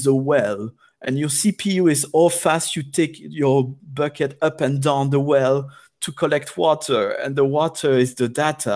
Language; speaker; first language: English; non-native, fluent; French